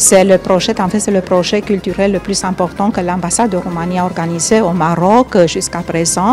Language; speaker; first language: French; non-native, fluent; Romanian